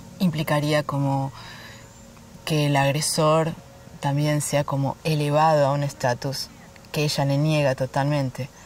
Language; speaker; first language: Spanish; native; Spanish